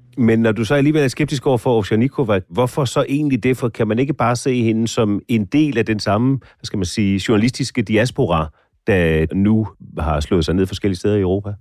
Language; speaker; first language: Danish; native; Danish